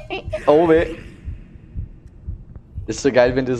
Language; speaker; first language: German; native; German